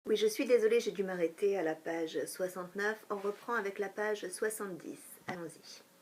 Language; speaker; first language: French; native; French